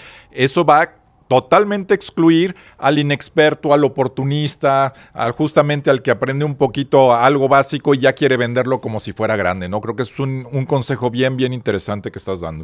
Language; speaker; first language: Spanish; native; Spanish